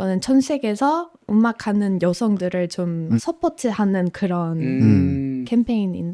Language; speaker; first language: Korean; non-native, fluent; Polish